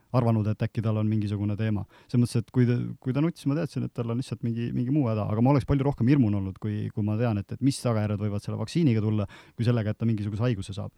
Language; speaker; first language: Estonian; native; Estonian